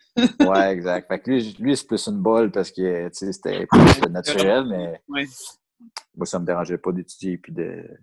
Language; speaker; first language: French; native; French